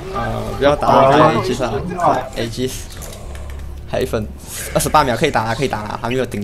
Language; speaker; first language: Chinese; native; Chinese